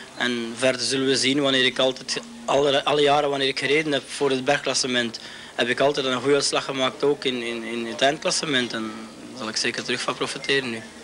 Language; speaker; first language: Dutch; native; Dutch